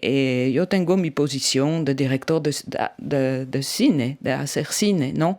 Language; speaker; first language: Spanish; non-native, fluent; French